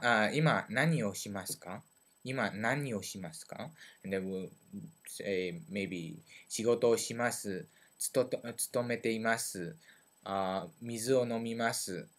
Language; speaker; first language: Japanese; non-native, learner; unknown